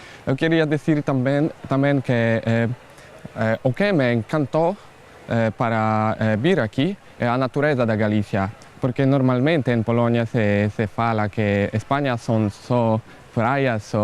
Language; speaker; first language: Portuguese; non-native, learner; Polish